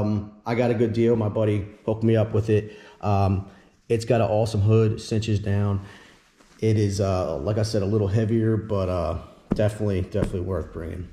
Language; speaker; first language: English; native; English